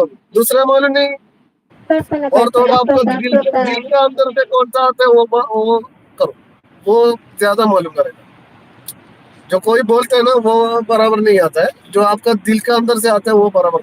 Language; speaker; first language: Hindi; non-native, local second language; Malayalam